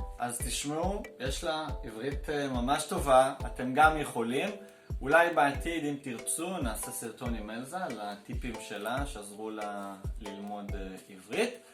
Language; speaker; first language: Hebrew; native; Hebrew